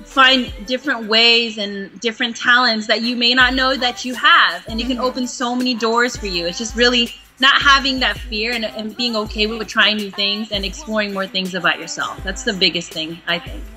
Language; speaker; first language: English; native; English